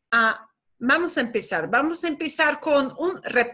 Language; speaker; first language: Spanish; non-native, fluent; English